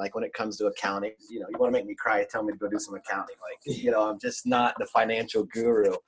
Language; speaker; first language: English; native; English